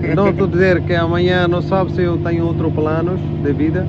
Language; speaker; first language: Portuguese; non-native, learner; Punjabi